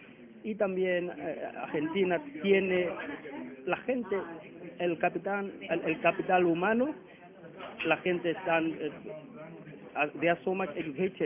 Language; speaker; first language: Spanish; non-native, learner; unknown